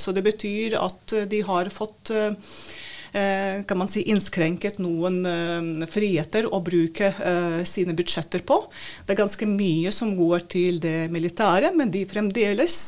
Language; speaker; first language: Norwegian; non-native, fluent; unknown